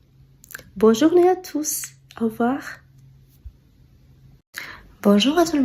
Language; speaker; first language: French; non-native, fluent; Russian